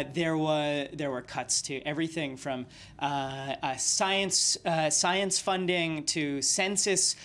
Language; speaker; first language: English; native; English